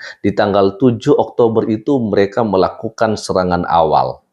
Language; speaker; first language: Indonesian; native; Indonesian